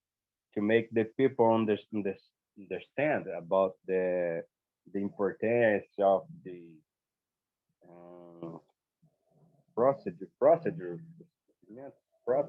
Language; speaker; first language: English; non-native, learner; Portuguese